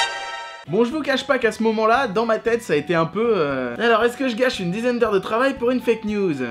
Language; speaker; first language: French; native; French